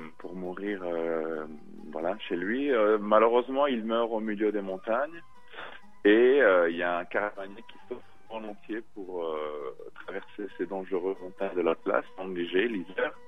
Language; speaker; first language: French; early bilingual, heritage; Spanish